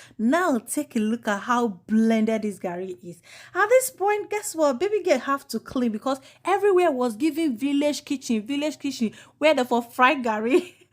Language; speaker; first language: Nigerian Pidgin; non-native, local second language; Igbo